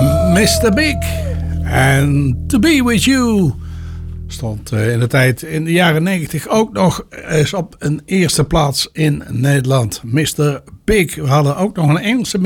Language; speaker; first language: Dutch; native; Dutch